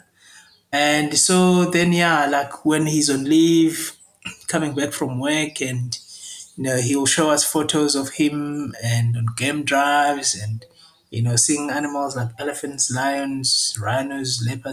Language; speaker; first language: English; non-native, local second language; Zulu